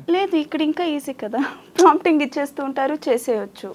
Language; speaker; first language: Telugu; non-native, local second language; Kannada